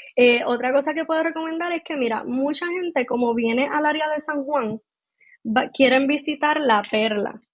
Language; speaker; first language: Spanish; native; Spanish